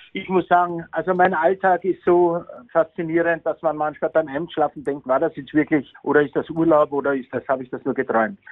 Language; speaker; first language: German; native; German